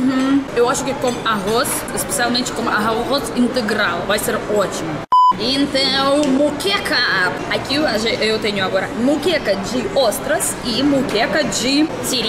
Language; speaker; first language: Portuguese; non-native, learner; Russian